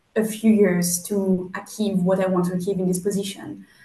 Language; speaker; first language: English; non-native, fluent; French